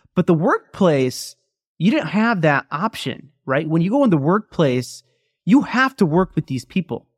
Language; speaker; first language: English; native; English